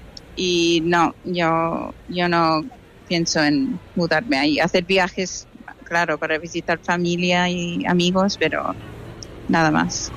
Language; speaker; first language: Spanish; non-native, fluent; English